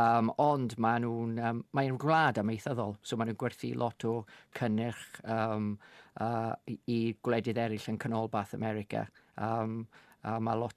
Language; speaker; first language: Welsh; non-native, fluent; English